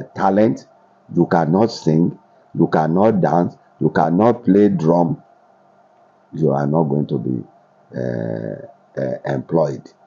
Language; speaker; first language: English; non-native, local second language; Yoruba